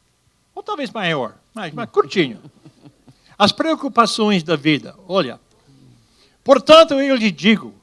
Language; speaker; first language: Portuguese; non-native, fluent; English